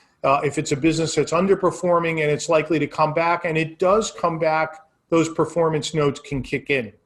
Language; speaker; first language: English; native; English